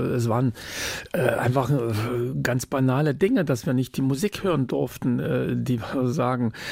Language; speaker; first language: German; native; German